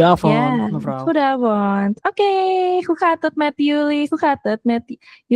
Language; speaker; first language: Dutch; non-native, fluent; Indonesian